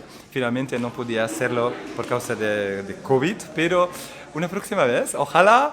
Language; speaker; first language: Spanish; non-native, fluent; Dutch